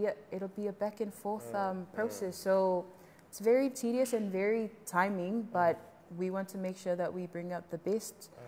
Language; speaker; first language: English; non-native, local second language; Samoan